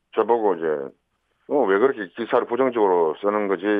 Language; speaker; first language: Korean; native; Korean